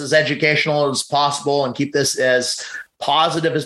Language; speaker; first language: English; native; English